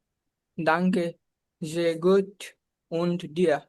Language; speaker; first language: German; non-native, learner; Bangla